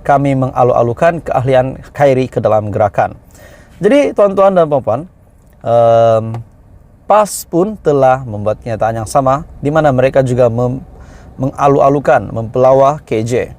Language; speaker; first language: Malay; native; Malay